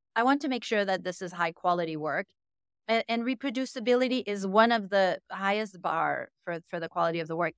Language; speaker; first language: English; native; English